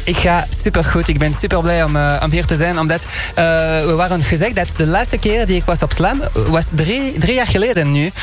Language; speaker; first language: Dutch; non-native, learner; French